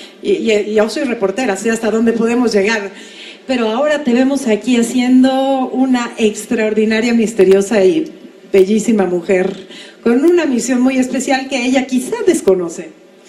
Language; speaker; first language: Spanish; native; Spanish